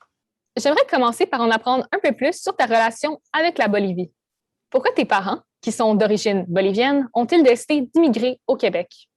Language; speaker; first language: French; native; French